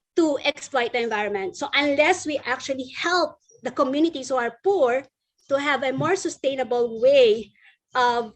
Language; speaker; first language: English; non-native, local second language; Filipino